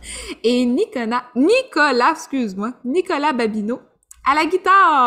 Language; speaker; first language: French; native; French